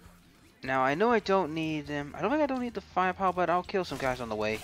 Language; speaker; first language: English; native; English